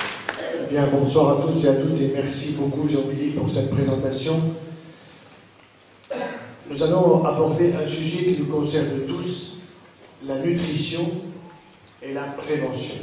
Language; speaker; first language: French; native; French